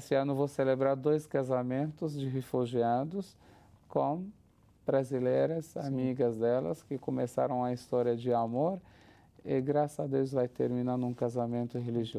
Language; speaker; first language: Portuguese; non-native, fluent; Arabic